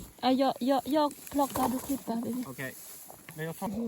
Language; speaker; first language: Swedish; non-native, learner; Thai